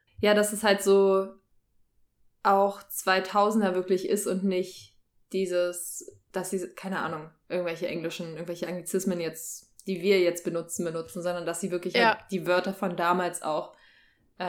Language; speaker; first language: German; native; German